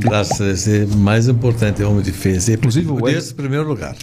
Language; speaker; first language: Portuguese; non-native, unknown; Arabic